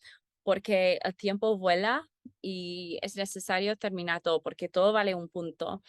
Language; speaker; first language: Spanish; non-native, fluent; English